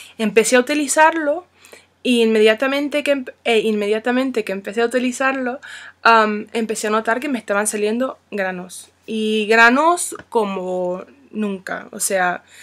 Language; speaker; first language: Spanish; non-native, fluent; English